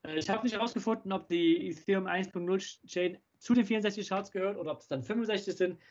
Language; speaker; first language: German; native; German